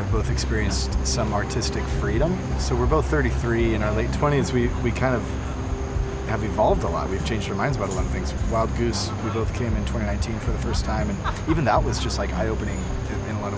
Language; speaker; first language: English; native; English